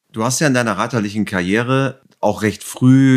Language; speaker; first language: German; native; German